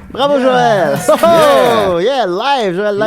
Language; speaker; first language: French; native; French